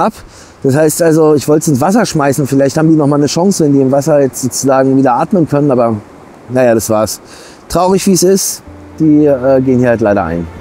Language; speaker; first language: German; native; German